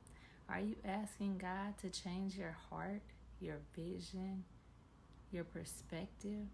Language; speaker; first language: English; native; English